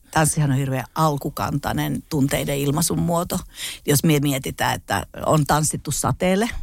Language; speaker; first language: Finnish; native; Finnish